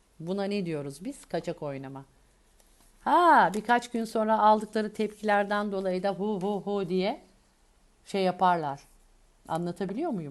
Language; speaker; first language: Turkish; native; Turkish